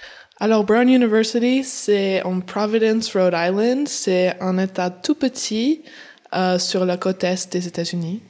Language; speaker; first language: French; early bilingual, heritage; English